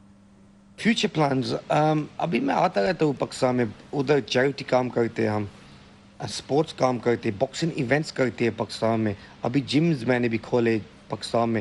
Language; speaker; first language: Hindi; early bilingual, heritage; Hindi